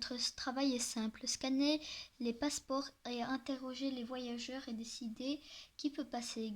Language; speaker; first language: French; native; French